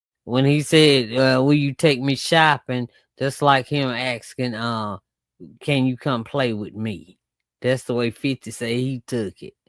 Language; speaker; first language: English; native; English